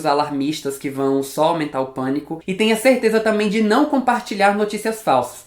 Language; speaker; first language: Portuguese; native; Portuguese